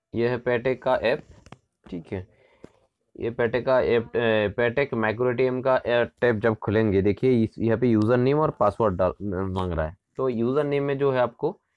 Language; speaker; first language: Hindi; non-native, local second language; Bangla